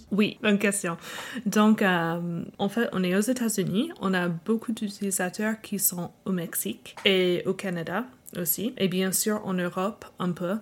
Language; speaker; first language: French; non-native, fluent; English